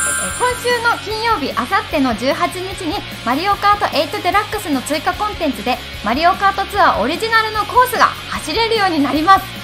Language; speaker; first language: Japanese; native; Japanese